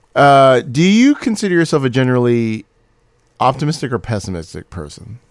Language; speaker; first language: English; native; English